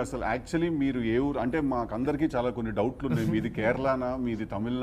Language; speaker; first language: Telugu; native; Telugu